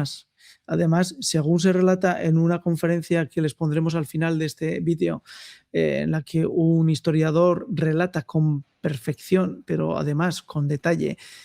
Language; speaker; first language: Spanish; native; Spanish